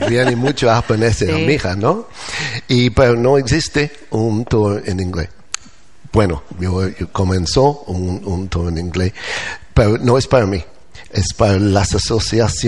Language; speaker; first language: Spanish; non-native, learner; English